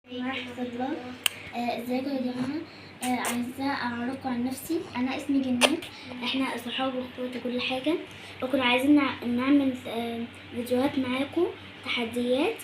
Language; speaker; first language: Arabic; native; Arabic